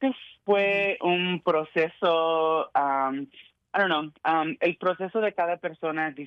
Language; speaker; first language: Spanish; early bilingual, heritage; Spanish